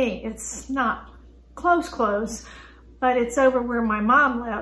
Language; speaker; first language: English; native; English